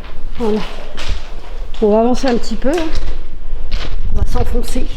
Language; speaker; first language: French; native; French